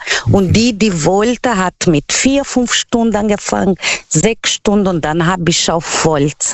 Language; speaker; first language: German; non-native, learner; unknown